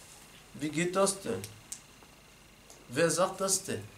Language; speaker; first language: German; non-native, fluent; Arabic